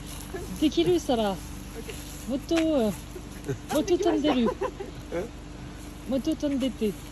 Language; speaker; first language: Japanese; non-native, learner; French